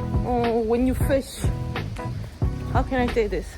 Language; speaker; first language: English; non-native, fluent; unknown